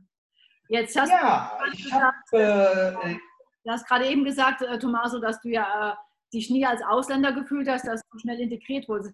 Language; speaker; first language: German; native; German